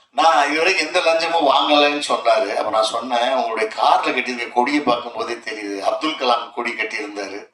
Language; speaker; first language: Tamil; native; Tamil